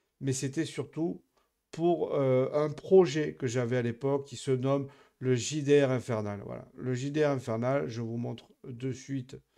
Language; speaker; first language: French; native; French